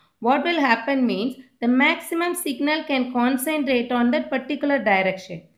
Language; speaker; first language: English; non-native, local second language; Tamil